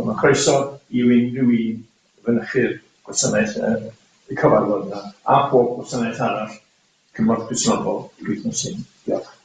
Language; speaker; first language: Welsh; native; Welsh